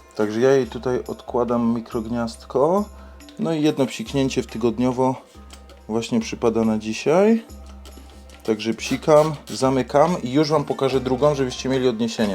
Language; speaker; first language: Polish; native; Polish